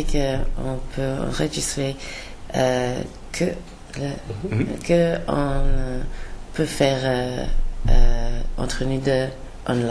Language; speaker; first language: French; non-native, learner; English